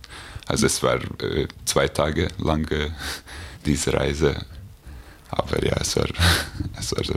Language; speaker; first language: German; non-native, learner; Hungarian